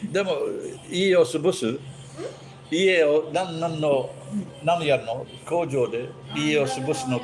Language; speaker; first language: Japanese; non-native, learner; English